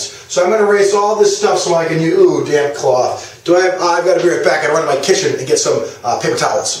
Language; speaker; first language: English; native; English